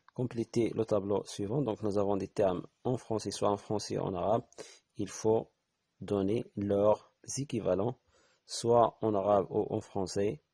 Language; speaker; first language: French; non-native, local second language; Arabic